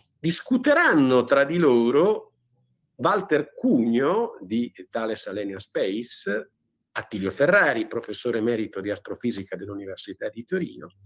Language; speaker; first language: Italian; native; Italian